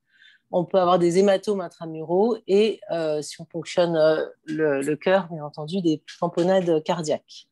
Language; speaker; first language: French; native; French